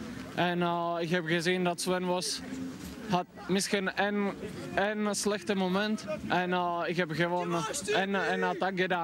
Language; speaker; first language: Dutch; non-native, fluent; Czech